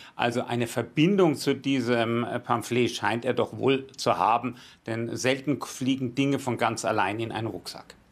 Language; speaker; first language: German; native; German